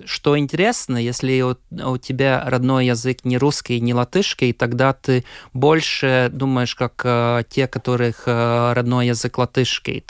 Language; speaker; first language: Russian; non-native, local second language; Latvian